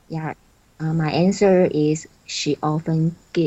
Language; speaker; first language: English; non-native, learner; Chinese